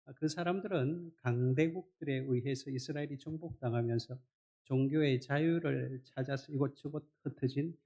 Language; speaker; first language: Korean; native; Korean